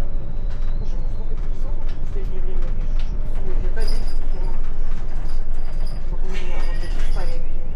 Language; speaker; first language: Russian; native; Russian